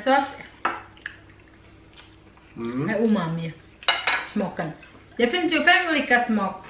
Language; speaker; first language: Swedish; non-native, learner; Indonesian